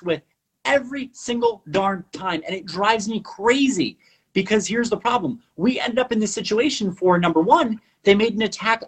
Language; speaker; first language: English; non-native, fluent; Spanish